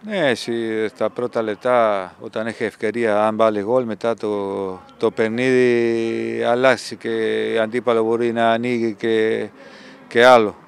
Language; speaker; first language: Greek; non-native, fluent; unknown